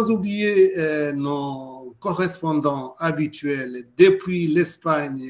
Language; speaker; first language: French; non-native, local second language; Lingala